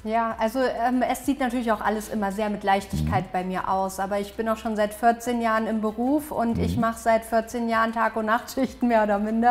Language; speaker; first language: German; native; German